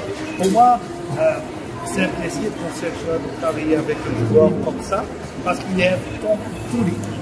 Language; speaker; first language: French; non-native, fluent; Dutch